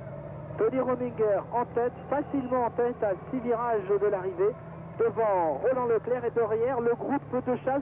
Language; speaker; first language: French; native; French